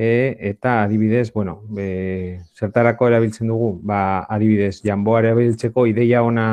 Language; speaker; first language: Basque; non-native, local second language; Spanish